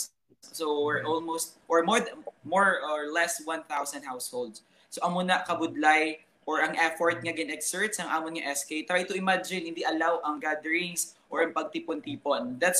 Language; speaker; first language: English; non-native, local second language; Hiligaynon